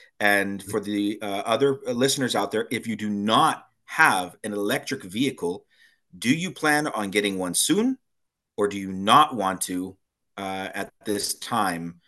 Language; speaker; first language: English; native; English